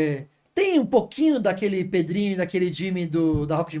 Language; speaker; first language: Portuguese; native; Portuguese